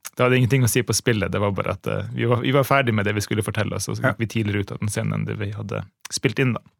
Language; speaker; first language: Norwegian; native; Norwegian